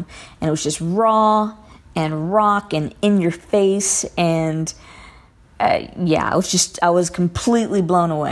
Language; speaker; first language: English; native; English